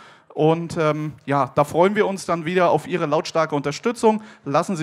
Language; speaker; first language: German; native; German